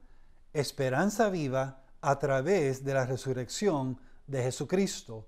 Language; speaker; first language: Spanish; early bilingual, heritage; Spanish